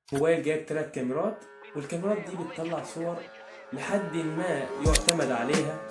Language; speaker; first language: Arabic; native; Arabic